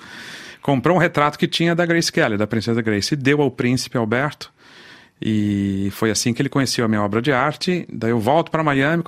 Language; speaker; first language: Portuguese; native; Portuguese